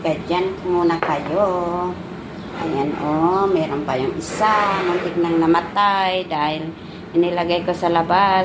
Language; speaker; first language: Filipino; native; Filipino